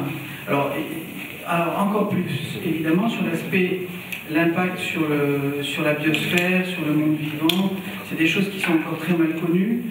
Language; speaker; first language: French; native; French